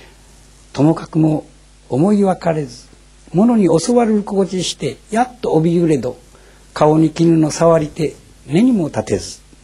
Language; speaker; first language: Japanese; native; Japanese